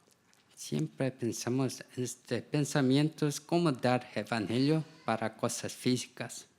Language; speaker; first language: Spanish; non-native, learner; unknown